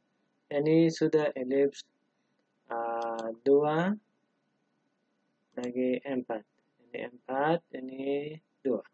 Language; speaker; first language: Indonesian; non-native, learner; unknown